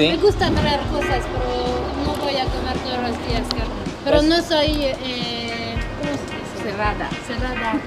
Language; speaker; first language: Spanish; non-native, learner; French